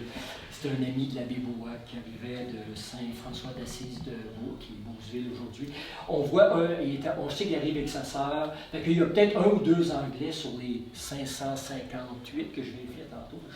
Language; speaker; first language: French; native; French